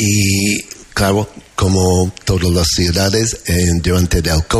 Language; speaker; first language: Spanish; non-native, learner; English